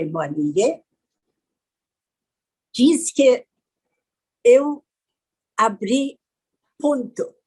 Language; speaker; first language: Portuguese; non-native, learner; Persian